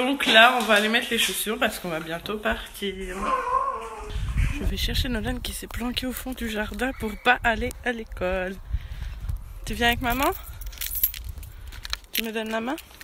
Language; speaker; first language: French; native; French